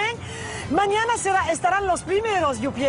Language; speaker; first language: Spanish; non-native, learner; French